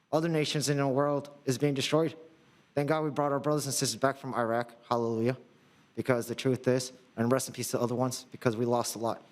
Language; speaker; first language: English; non-native, fluent; Russian